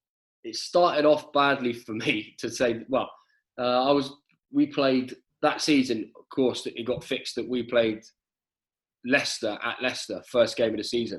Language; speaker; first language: English; native; English